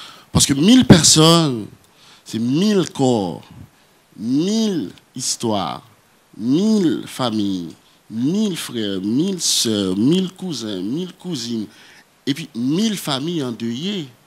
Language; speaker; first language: French; non-native, local second language; Haitian Creole